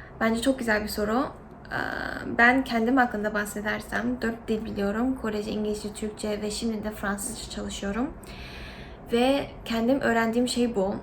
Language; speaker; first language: Turkish; non-native, fluent; Korean